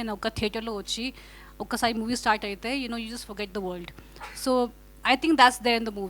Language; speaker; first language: Telugu; non-native, fluent; Hindi